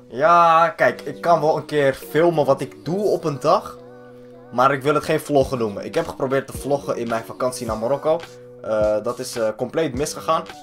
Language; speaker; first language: Dutch; early bilingual, other home language; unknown